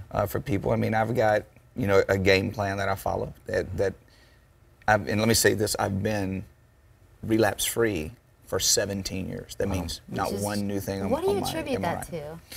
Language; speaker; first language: English; native; English